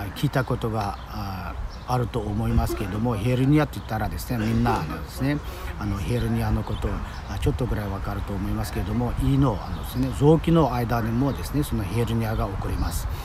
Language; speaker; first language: Japanese; non-native, fluent; Chinese